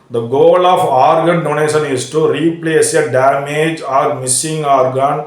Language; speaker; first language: English; non-native, local second language; Tamil